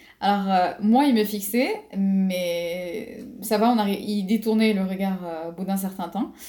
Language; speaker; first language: French; non-native, local second language; Arabic